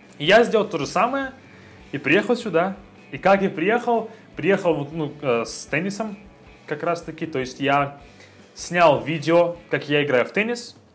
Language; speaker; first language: Russian; native; Russian